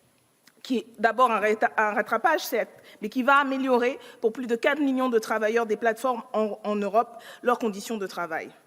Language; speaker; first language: French; native; French